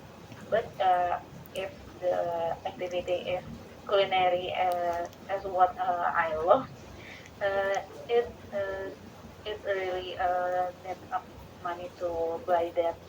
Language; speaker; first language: English; non-native, learner; Indonesian